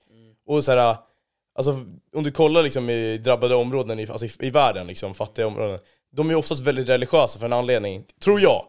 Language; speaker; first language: Swedish; native; Swedish